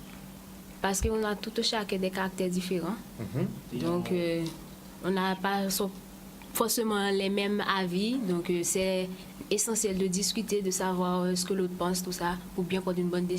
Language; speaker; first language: French; native; French